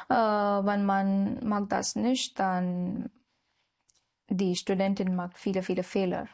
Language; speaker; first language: German; non-native, learner; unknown